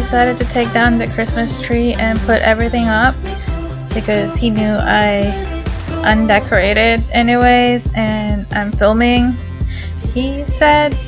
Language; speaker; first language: English; non-native, local second language; Filipino